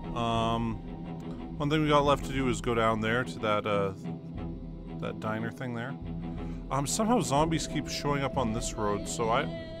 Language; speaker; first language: English; native; English